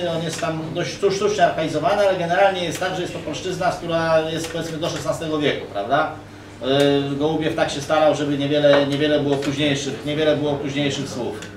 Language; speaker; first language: Polish; native; Polish